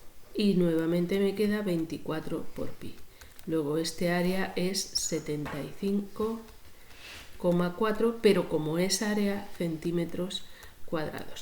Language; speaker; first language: Spanish; native; Spanish